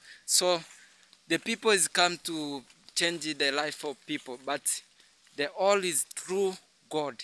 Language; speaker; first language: English; non-native, learner; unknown